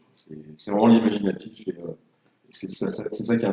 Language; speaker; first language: French; native; French